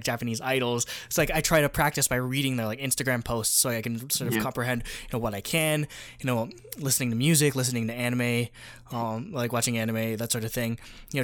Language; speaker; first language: English; early bilingual, other home language; Filipino